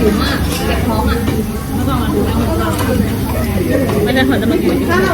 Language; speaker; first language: Thai; native; Thai